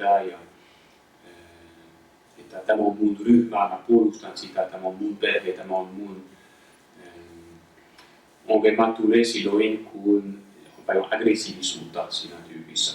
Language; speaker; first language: Finnish; non-native, fluent; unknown